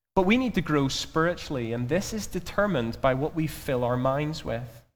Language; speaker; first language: English; native; English